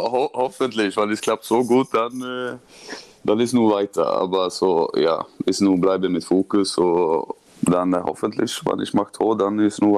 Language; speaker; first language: German; non-native, learner; Swedish